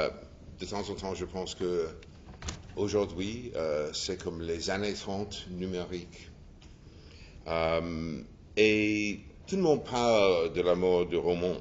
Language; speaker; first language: French; non-native, fluent; English